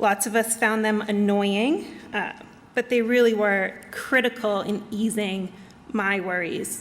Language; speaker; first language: English; native; English